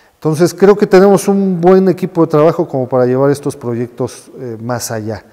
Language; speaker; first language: Spanish; native; Spanish